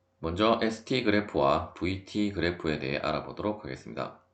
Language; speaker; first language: Korean; native; Korean